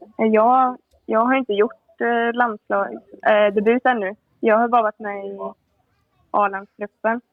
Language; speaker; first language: Swedish; native; Swedish